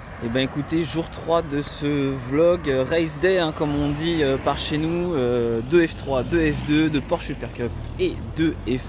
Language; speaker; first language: French; native; French